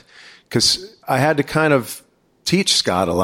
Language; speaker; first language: English; native; English